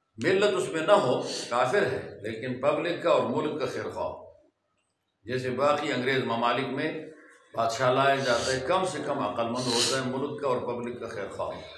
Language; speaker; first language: Urdu; non-native, local second language; Pashto